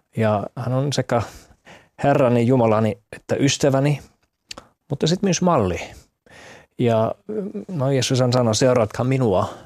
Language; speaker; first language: Finnish; non-native, fluent; German